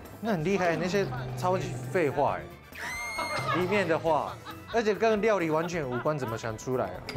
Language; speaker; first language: Chinese; native; Chinese